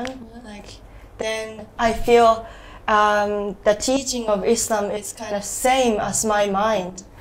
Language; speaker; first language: English; non-native, learner; Japanese